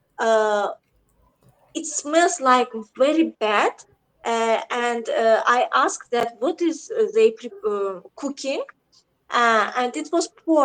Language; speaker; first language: English; non-native, learner; Azerbaijani